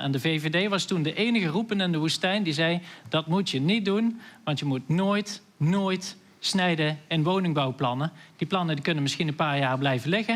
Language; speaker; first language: Dutch; native; Dutch